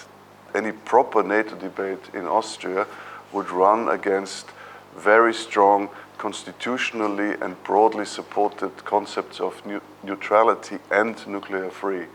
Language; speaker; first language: English; non-native, fluent; German